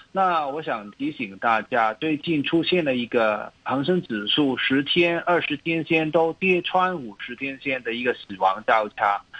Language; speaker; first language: Chinese; non-native, local second language; Cantonese